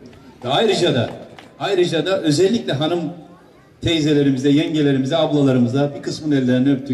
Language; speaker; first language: Turkish; native; Turkish